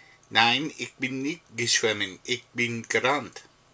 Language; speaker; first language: German; non-native, learner; English